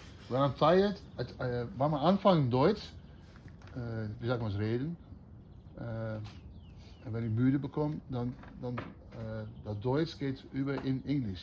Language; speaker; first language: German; non-native, learner; Dutch